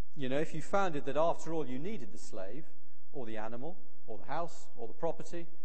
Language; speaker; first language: English; native; English